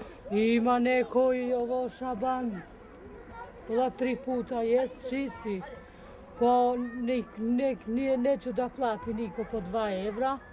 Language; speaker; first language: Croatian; non-native, local second language; Romany